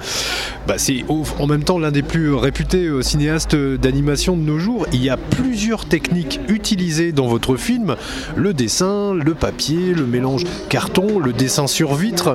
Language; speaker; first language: French; native; French